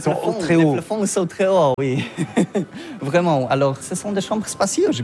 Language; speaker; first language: French; non-native, fluent; Polish